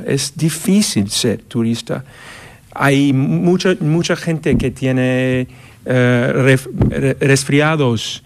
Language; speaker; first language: Spanish; non-native, fluent; English